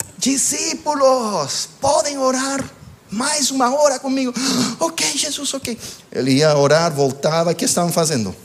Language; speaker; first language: Portuguese; non-native, fluent; English